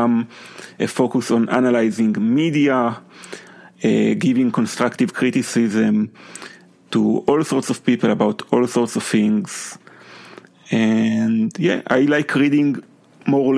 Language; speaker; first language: English; non-native, fluent; Hebrew